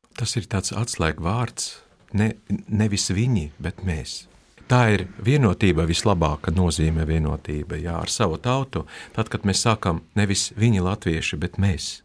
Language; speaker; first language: Latvian; non-native, local second language; Russian